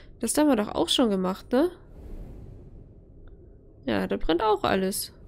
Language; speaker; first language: German; native; German